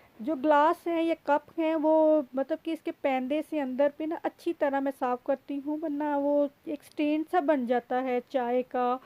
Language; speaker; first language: Urdu; native; Urdu